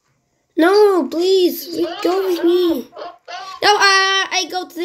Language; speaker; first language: English; non-native, learner; Russian